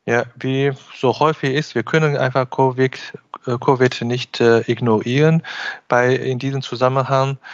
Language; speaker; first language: German; non-native, fluent; Chinese